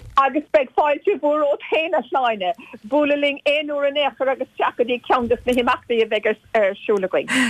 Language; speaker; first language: Irish; non-native, local second language; English